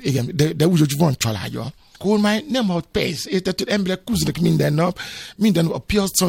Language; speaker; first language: Hungarian; non-native, fluent; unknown